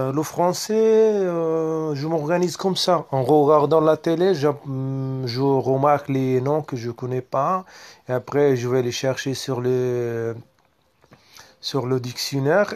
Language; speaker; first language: French; non-native, learner; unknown